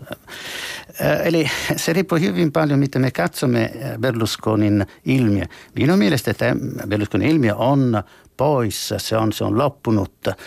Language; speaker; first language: Finnish; non-native, fluent; Italian